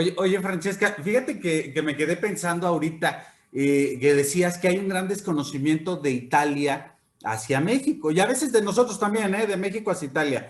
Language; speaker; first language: Spanish; native; Spanish